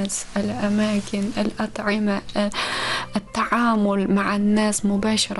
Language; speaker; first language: Arabic; non-native, fluent; Uzbek